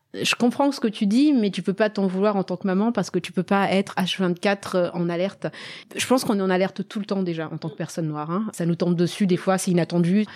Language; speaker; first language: French; native; French